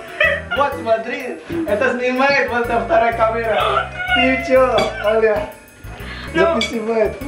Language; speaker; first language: Russian; non-native, learner; Indonesian